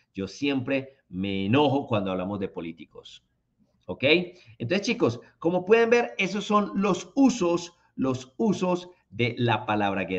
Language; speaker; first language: Spanish; native; Spanish